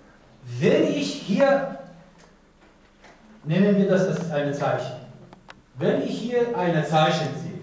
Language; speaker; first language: German; non-native, learner; Persian